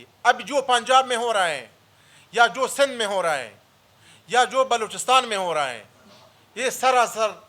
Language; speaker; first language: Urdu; early bilingual, other home language; Pashto